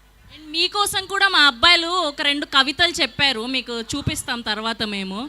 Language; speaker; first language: Telugu; native; Telugu